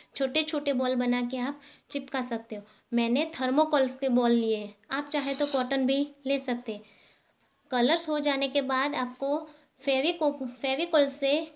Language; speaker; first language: Hindi; non-native, local second language; Gujarati